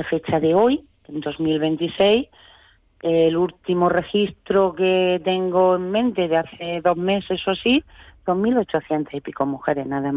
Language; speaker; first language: Spanish; native; Spanish